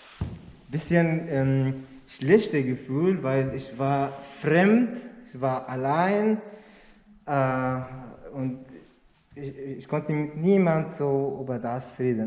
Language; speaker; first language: German; non-native, learner; Arabic